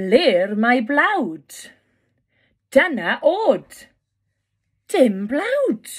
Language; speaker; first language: Welsh; non-native, local second language; English